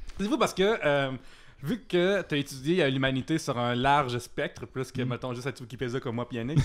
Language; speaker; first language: French; native; French